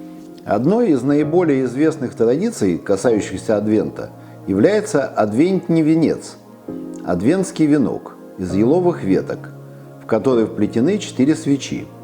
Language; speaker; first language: Russian; native; Russian